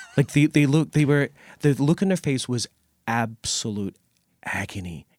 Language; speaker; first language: English; native; English